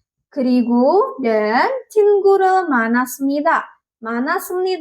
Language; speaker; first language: Korean; non-native, learner; Indonesian